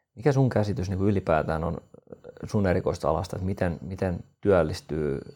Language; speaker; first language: Finnish; non-native, fluent; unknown